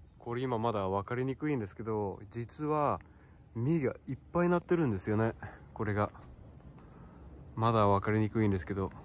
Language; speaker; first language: Japanese; non-native, fluent; Swedish